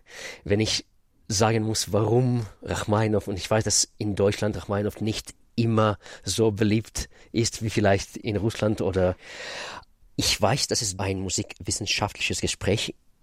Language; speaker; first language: German; non-native, fluent; Russian